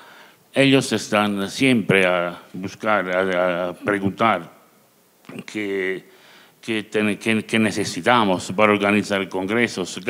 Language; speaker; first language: Spanish; non-native, learner; Italian